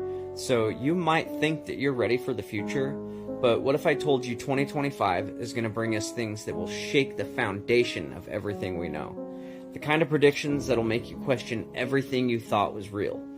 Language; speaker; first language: English; native; English